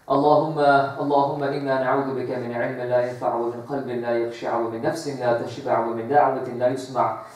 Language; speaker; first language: Urdu; early bilingual, other home language; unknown